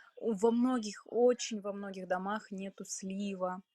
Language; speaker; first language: Russian; native; Russian